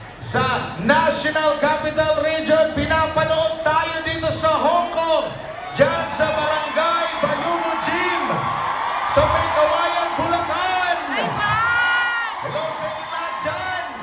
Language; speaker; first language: Filipino; native; Filipino